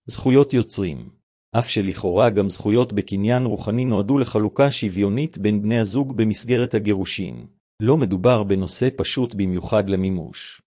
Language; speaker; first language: Hebrew; native; Hebrew